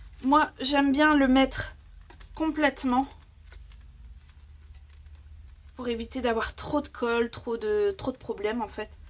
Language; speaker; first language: French; native; French